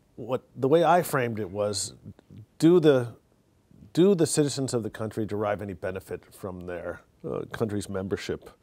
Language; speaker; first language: English; native; English